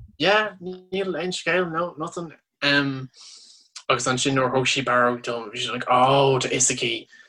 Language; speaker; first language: Irish; non-native, local second language; English